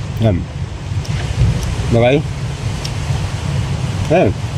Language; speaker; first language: Filipino; native; Filipino